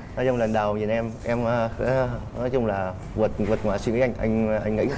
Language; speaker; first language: Vietnamese; native; Vietnamese